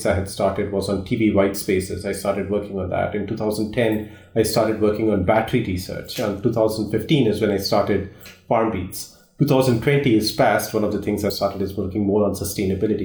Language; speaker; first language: English; non-native, local second language; Hindi